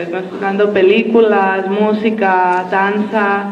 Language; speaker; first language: Spanish; non-native, fluent; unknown